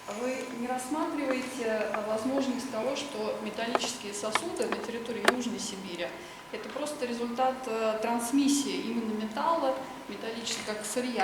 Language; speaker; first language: Russian; native; Russian